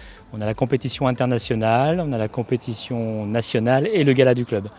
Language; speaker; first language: French; native; French